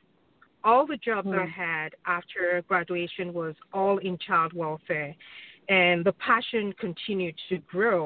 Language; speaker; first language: English; non-native, local second language; Yoruba